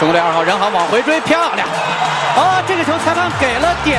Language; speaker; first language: Chinese; native; Chinese